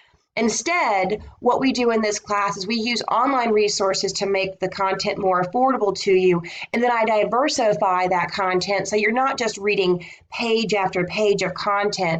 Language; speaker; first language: English; native; English